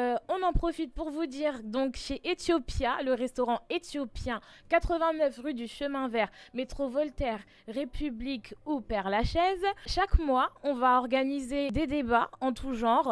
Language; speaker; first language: French; native; French